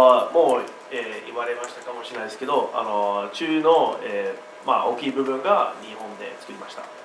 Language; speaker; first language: Japanese; non-native, learner; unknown